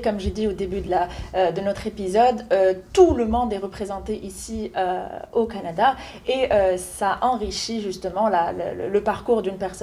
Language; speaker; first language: French; native; French